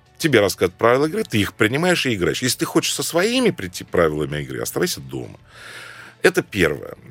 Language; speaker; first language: Russian; non-native, fluent; Arabic